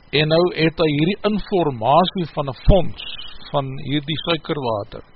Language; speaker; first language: Afrikaans; native; Afrikaans